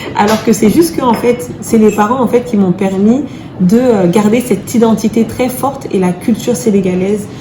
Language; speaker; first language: French; early bilingual, other home language; Wolof